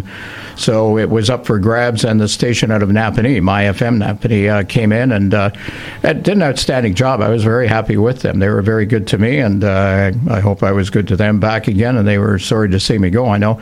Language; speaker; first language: English; native; English